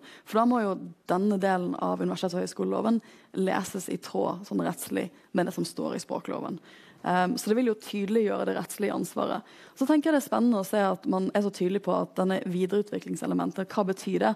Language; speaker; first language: Norwegian; native; Norwegian